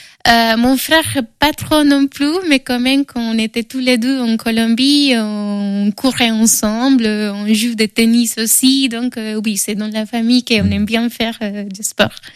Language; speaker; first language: French; non-native, fluent; Spanish